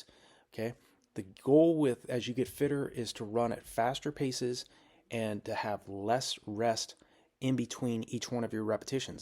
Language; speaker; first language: English; native; English